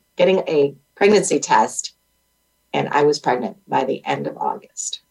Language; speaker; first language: English; native; English